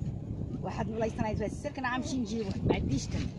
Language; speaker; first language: Arabic; native; Arabic